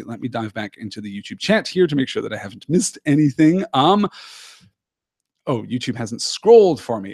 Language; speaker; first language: English; native; English